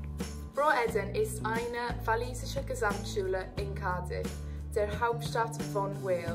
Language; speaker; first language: German; non-native, learner; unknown